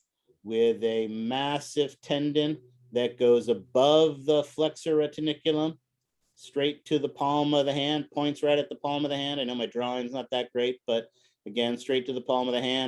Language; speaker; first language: English; native; English